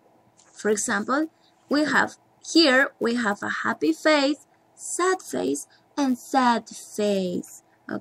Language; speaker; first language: English; non-native, learner; Spanish